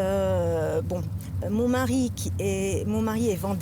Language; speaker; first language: French; non-native, local second language; Arabic